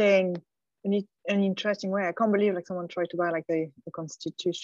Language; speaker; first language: English; non-native, fluent; French